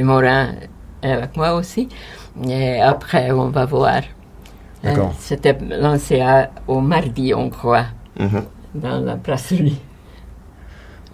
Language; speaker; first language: French; non-native, fluent; Hungarian